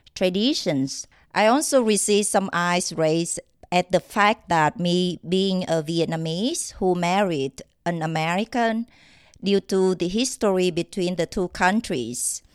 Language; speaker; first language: English; non-native, fluent; Vietnamese